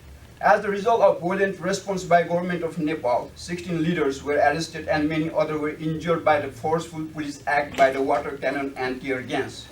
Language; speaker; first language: English; non-native, fluent; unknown